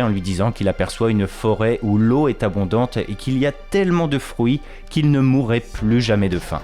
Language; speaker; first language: French; native; French